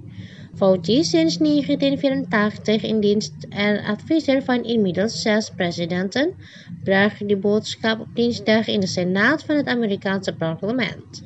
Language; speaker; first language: Dutch; non-native, fluent; Indonesian